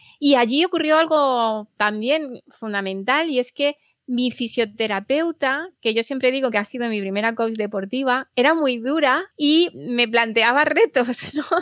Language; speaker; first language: Spanish; native; Spanish